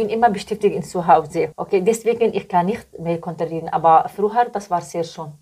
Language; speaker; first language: German; non-native, learner; Arabic